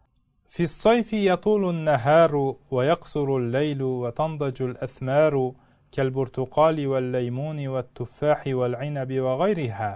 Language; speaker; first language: Arabic; non-native, fluent; Uzbek